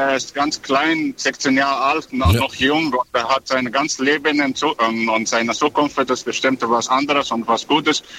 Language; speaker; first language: German; non-native, learner; Arabic